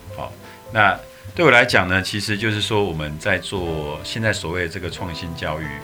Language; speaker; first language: Chinese; native; Chinese